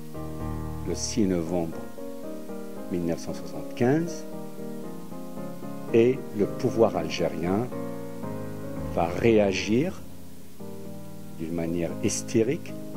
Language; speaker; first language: French; non-native, local second language; Arabic